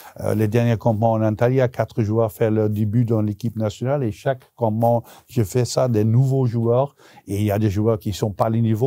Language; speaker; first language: French; non-native, local second language; Dutch